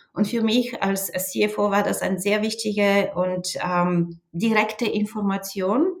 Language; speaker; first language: German; non-native, fluent; Bulgarian